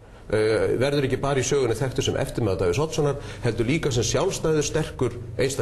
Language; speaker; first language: Icelandic; native; Icelandic